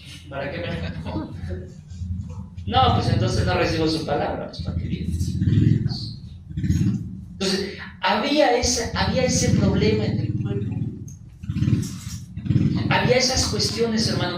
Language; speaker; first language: Spanish; native; Spanish